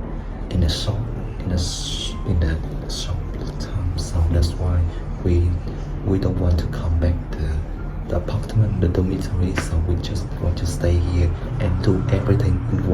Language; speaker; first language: English; non-native, learner; Vietnamese